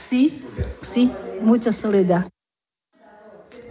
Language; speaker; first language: Spanish; non-native, learner; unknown